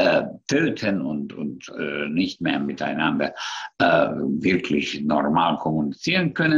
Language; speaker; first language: German; non-native, fluent; Hungarian